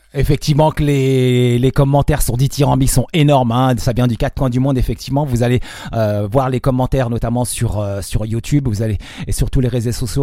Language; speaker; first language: French; native; French